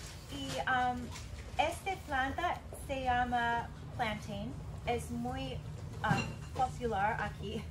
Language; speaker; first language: Spanish; non-native, learner; English